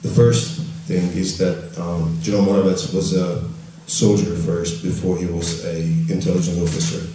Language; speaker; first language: English; non-native, fluent; Czech